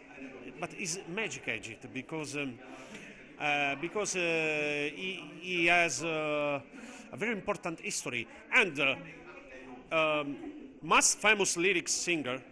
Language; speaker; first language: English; non-native, learner; Italian